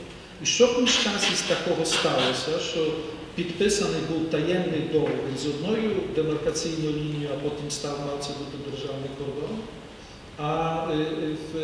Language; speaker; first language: Ukrainian; native; Ukrainian